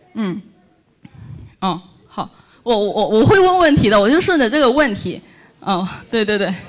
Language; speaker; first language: Chinese; native; Chinese